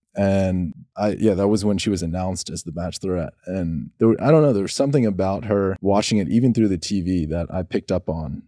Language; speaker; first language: English; native; English